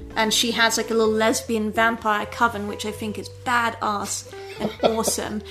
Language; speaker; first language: English; native; English